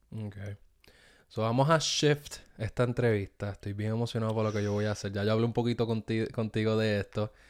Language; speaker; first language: Spanish; native; Spanish